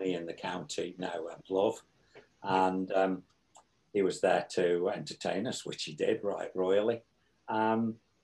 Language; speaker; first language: English; native; English